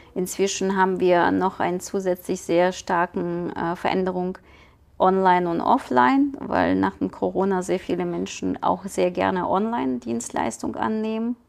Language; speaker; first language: German; non-native, fluent; Ukrainian